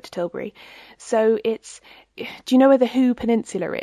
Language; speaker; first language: English; native; English